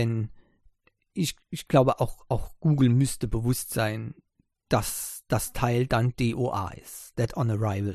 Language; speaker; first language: German; native; German